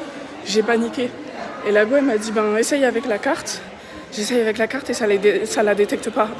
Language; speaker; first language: French; native; French